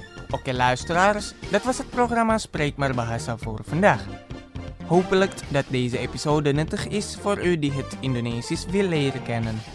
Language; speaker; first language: Dutch; non-native, fluent; Indonesian